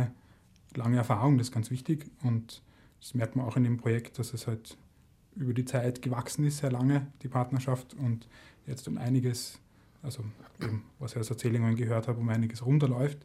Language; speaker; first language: German; native; German